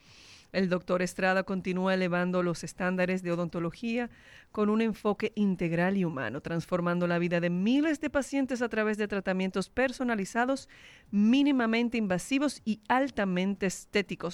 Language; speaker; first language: Spanish; native; Spanish